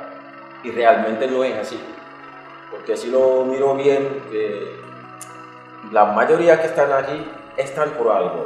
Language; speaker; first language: Spanish; non-native, fluent; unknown